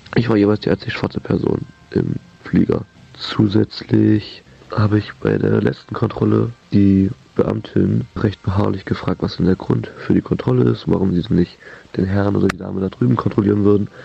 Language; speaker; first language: German; native; German